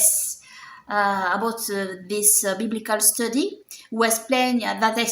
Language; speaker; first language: English; non-native, learner; French